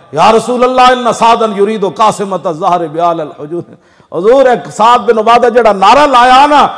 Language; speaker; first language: Urdu; non-native, local second language; Punjabi